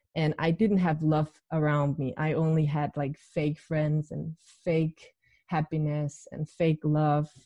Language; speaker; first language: English; non-native, fluent; Danish